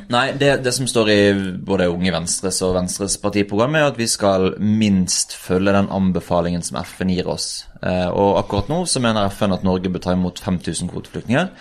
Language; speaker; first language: Norwegian; native; Norwegian